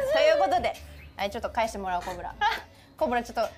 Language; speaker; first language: Japanese; native; Japanese